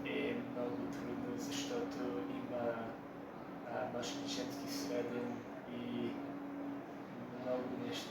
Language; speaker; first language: Bulgarian; non-native, learner; English